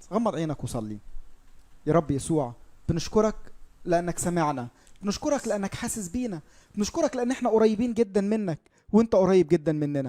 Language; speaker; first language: Arabic; native; Arabic